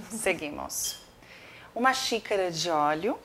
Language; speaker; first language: Spanish; non-native, learner; Portuguese